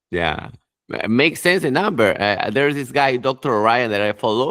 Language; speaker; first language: English; non-native, fluent; Spanish